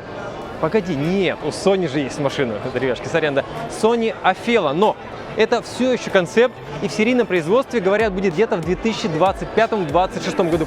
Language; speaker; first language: Russian; native; Russian